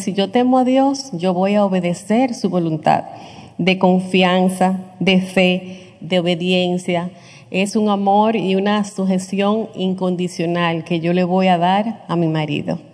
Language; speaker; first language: Spanish; native; Spanish